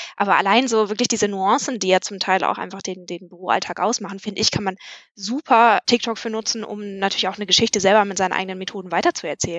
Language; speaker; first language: German; native; German